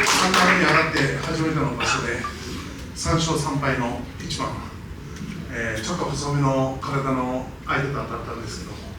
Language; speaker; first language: Japanese; native; Japanese